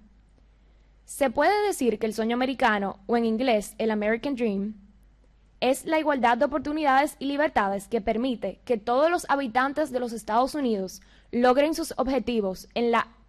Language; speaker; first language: Spanish; early bilingual, heritage; Spanish